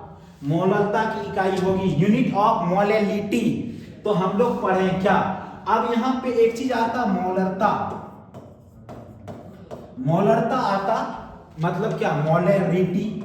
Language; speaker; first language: Hindi; native; Hindi